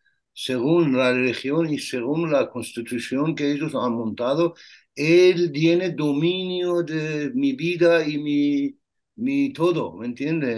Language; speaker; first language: Spanish; non-native, learner; Persian